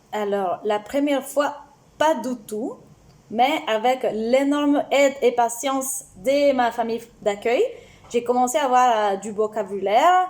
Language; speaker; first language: French; non-native, fluent; Spanish